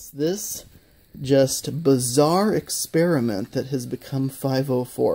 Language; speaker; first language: English; native; English